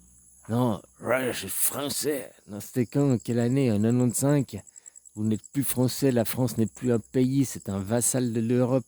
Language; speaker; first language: French; native; French